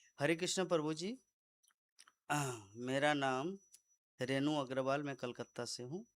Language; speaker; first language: Hindi; native; Hindi